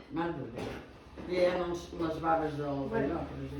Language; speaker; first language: Catalan; native; Catalan